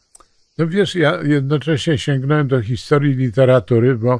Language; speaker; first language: Polish; native; Polish